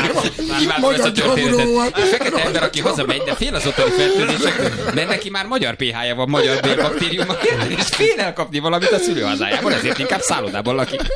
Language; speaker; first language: Hungarian; native; Hungarian